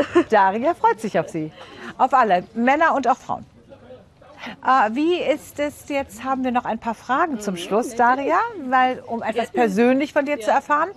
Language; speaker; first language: German; native; German